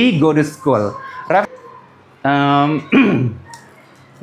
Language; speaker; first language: English; non-native, learner; Indonesian